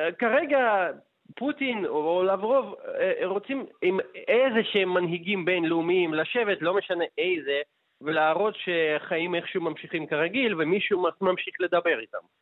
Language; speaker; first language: Hebrew; non-native, fluent; Russian